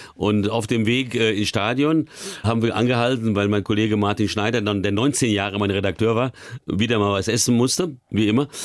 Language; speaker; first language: German; early bilingual, other home language; Hungarian